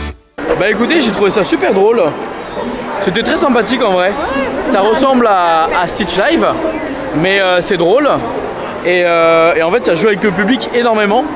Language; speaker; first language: French; native; French